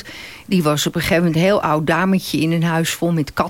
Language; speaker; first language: Dutch; native; Dutch